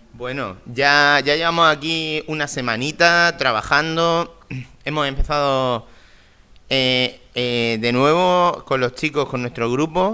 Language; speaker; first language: Spanish; native; Spanish